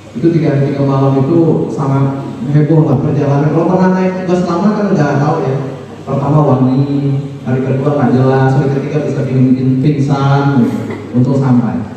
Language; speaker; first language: Indonesian; non-native, local second language; Minangkabau